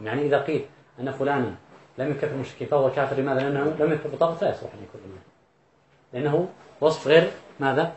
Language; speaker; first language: Arabic; native; Arabic